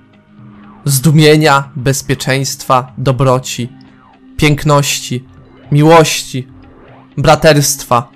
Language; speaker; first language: Polish; native; Polish